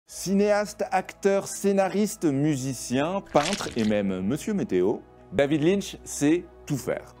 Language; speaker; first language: French; native; French